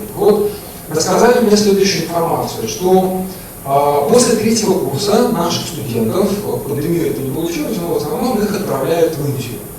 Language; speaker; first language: Russian; native; Russian